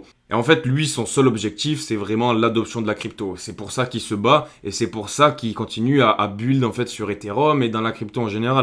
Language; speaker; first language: French; native; French